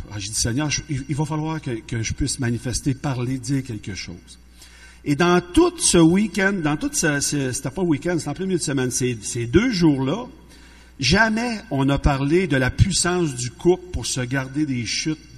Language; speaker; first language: French; native; French